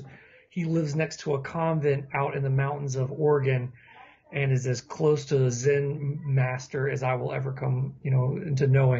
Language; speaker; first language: English; native; English